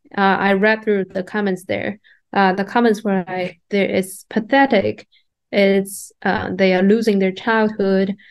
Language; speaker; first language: English; non-native, fluent; Chinese